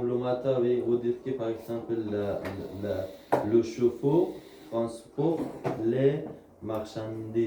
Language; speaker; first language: French; non-native, learner; Russian